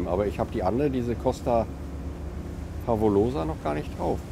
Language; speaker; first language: German; native; German